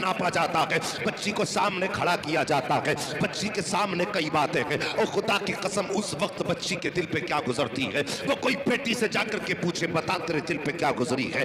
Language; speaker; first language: Urdu; native; Urdu